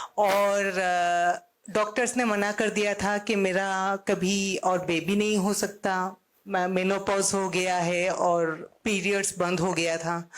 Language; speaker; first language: Hindi; non-native, local second language; Odia